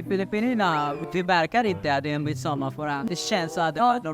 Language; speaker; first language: Swedish; non-native, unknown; Filipino